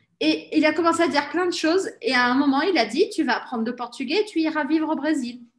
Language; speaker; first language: French; early bilingual, heritage; Portuguese